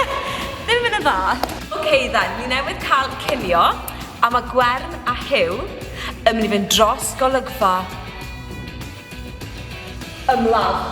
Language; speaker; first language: Welsh; native; Welsh